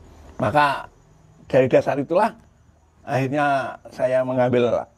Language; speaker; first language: Indonesian; non-native, local second language; Javanese